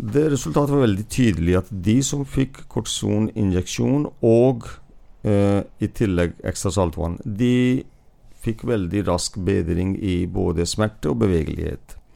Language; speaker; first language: Norwegian; non-native, fluent; Hindi